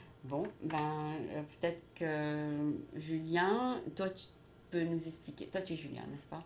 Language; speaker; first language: French; native; French